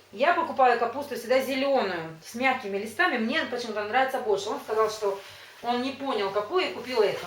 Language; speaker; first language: Russian; native; Russian